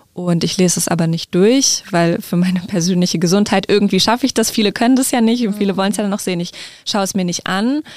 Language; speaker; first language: German; native; German